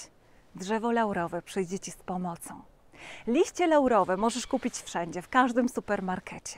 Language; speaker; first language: Polish; native; Polish